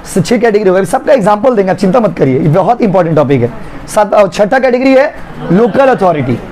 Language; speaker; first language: Hindi; native; Hindi